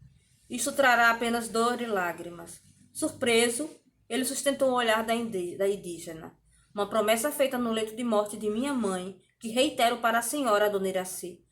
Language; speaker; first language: Portuguese; native; Portuguese